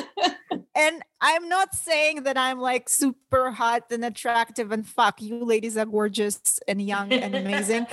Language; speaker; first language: English; non-native, fluent; Russian